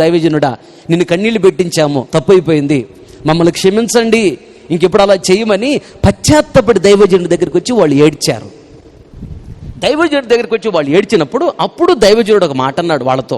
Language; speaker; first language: Telugu; native; Telugu